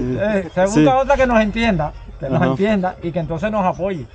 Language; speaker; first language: Spanish; native; Spanish